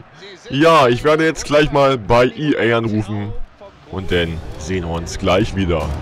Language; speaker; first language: German; native; German